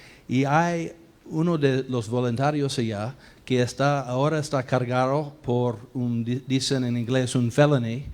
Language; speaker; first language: Spanish; non-native, fluent; English